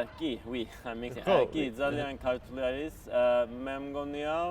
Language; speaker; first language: Georgian; early bilingual, heritage; Swedish